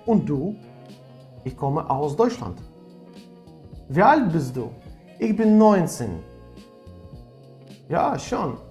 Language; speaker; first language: German; non-native, fluent; Ukrainian